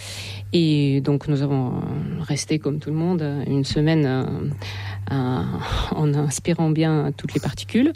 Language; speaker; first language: French; non-native, fluent; Russian